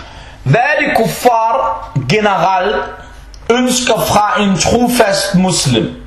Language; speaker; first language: Danish; early bilingual, other home language; Arabic